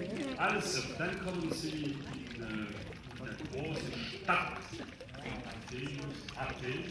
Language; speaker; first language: German; non-native, local second language; French